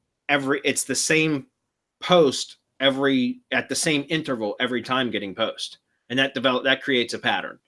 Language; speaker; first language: English; native; English